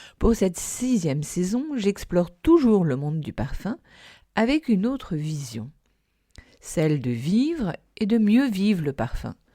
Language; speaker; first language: French; non-native, fluent; English